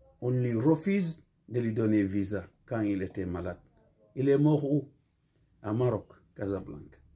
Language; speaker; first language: French; non-native, local second language; Fula